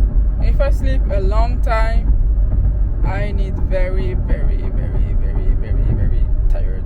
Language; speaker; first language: English; non-native, learner; Haitian Creole